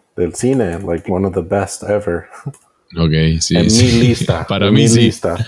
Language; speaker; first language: Spanish; early bilingual, heritage; Spanish